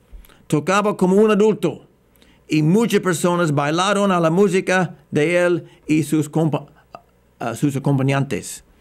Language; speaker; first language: Spanish; non-native, fluent; English